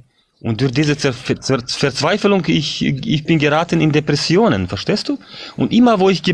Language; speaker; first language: German; non-native, fluent; Bosnian